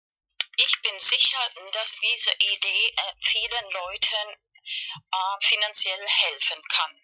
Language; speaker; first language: German; non-native, fluent; Spanish